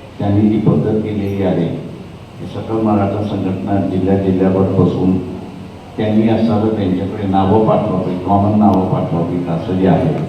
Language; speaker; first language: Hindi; non-native, local second language; Marathi